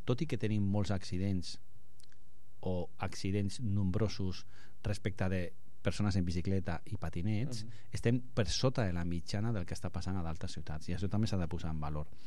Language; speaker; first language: Catalan; non-native, local second language; Spanish